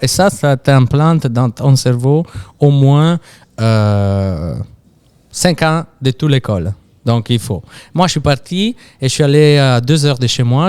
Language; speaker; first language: French; non-native, fluent; Italian